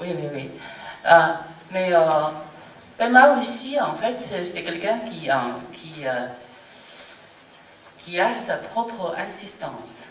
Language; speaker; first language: French; non-native, fluent; Chinese